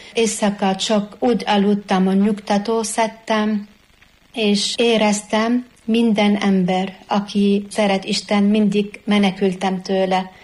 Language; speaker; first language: Hungarian; non-native, fluent; Arabic